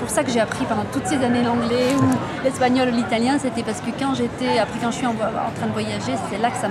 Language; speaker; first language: French; native; French